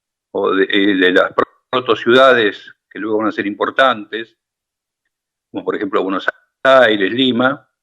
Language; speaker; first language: Spanish; native; Spanish